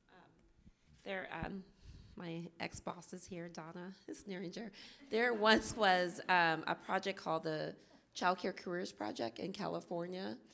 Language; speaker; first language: English; native; English